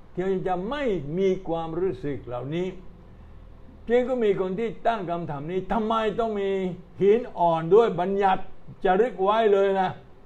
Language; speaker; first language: Thai; non-native, fluent; Italian